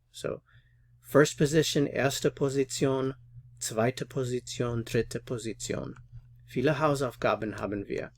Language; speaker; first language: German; non-native, fluent; English